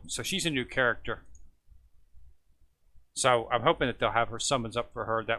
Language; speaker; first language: English; native; English